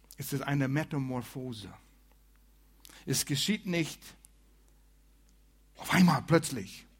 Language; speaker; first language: German; non-native, fluent; English